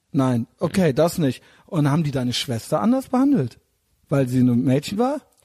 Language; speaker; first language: German; native; German